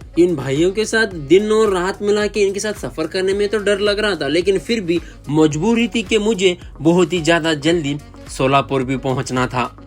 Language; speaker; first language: Hindi; non-native, local second language; Kannada